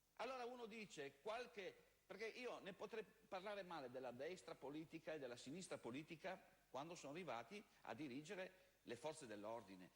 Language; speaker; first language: Italian; native; Italian